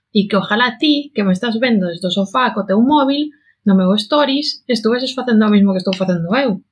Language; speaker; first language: Galician; non-native, local second language; Spanish